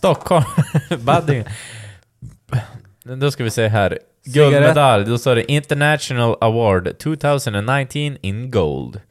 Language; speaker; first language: Swedish; native; Swedish